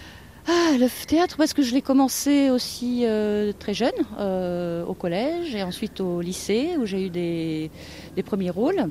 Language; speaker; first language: French; non-native, fluent; Norwegian